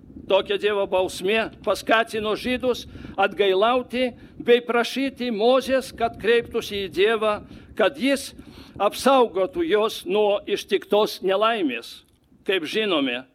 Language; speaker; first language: Lithuanian; non-native, fluent; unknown